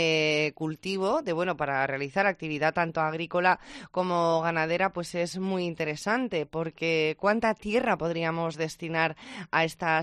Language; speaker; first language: Spanish; native; Spanish